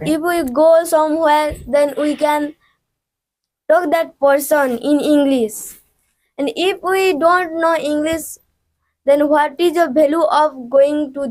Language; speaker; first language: English; non-native, learner; Odia